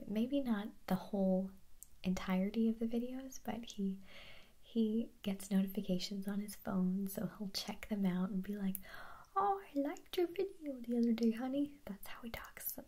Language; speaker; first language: English; native; English